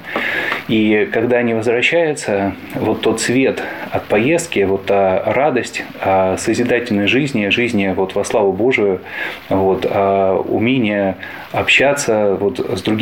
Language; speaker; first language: Russian; native; Russian